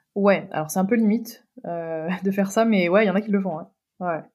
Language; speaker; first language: French; native; French